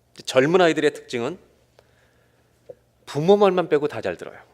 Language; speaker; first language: Korean; native; Korean